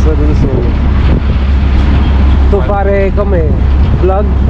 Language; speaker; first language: Italian; non-native, learner; Filipino